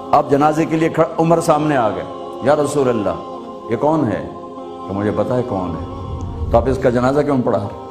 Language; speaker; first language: Urdu; non-native, local second language; Punjabi